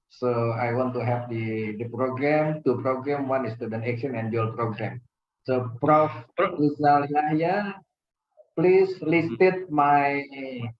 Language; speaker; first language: English; non-native, learner; Indonesian